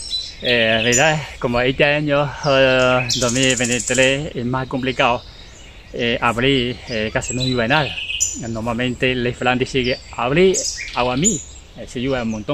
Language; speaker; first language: Spanish; non-native, learner; Chinese